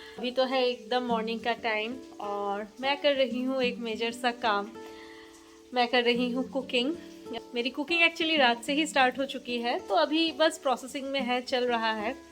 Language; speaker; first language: Hindi; non-native, local second language; Bangla